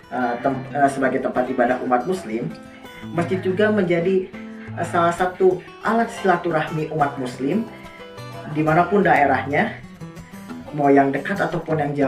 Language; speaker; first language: Indonesian; native; Indonesian